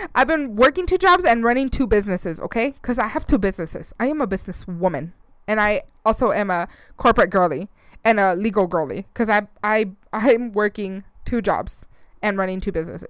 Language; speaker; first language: English; early bilingual, other home language; Spanish